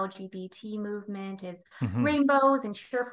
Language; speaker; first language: English; native; English